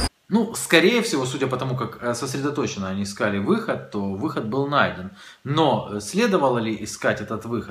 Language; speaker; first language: Russian; native; Russian